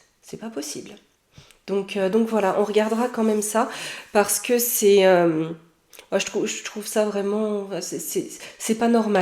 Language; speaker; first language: French; native; French